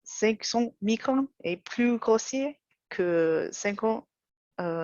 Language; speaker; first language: French; non-native, learner; English